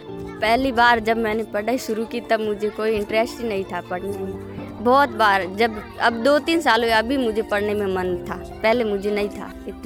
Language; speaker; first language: Hindi; native; Hindi